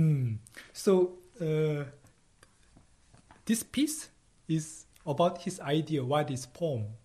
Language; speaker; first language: English; non-native, fluent; Korean